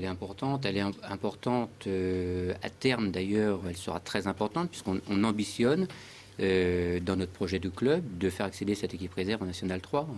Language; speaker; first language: French; native; French